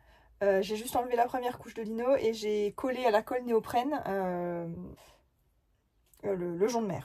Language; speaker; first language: French; native; French